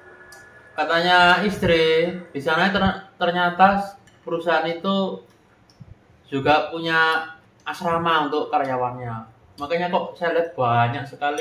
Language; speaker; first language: Indonesian; non-native, local second language; Javanese